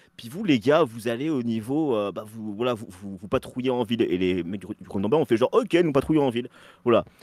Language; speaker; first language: French; native; French